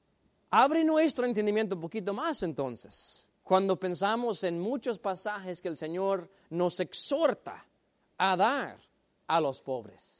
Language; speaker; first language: Spanish; native; Spanish